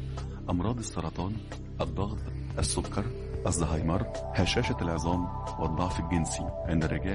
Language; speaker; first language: Arabic; native; Arabic